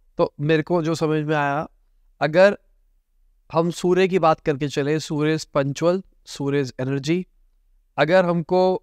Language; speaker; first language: Hindi; native; Hindi